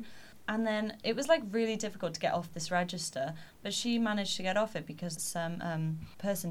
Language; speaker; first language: English; native; English